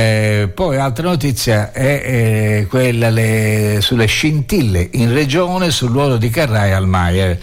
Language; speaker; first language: Italian; native; Italian